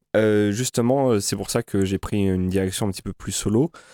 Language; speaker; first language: French; native; French